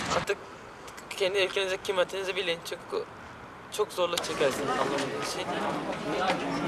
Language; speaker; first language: Turkish; non-native, learner; Persian